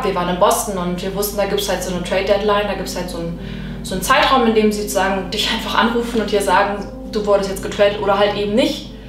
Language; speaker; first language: German; native; German